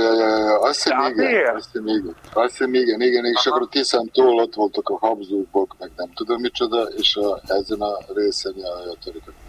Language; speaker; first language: Hungarian; non-native, fluent; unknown